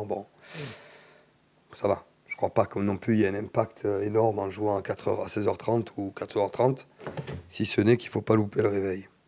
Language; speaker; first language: French; native; French